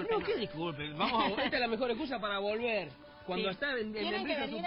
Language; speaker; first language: Spanish; native; Spanish